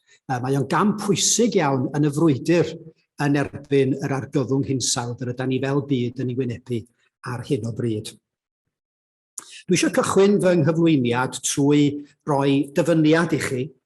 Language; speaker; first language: Welsh; native; Welsh